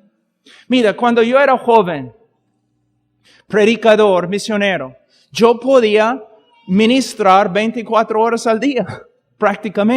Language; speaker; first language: Spanish; non-native, fluent; English